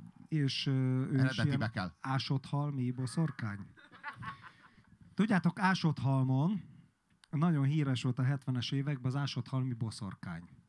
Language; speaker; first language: Hungarian; native; Hungarian